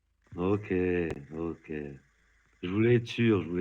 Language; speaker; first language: French; native; French